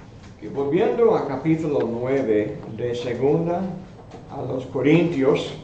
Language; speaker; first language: Spanish; non-native, fluent; English